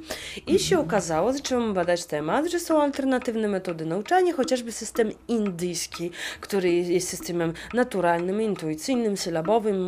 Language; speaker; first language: Polish; non-native, fluent; Russian